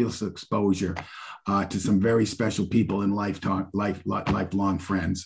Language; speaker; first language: English; native; English